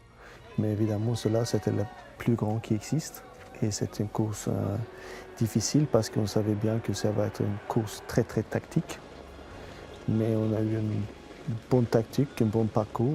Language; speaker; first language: French; non-native, fluent; Swedish